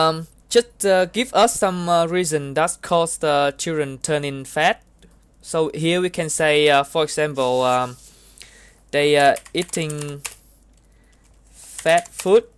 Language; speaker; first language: English; non-native, learner; Vietnamese